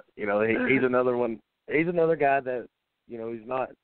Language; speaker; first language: English; native; English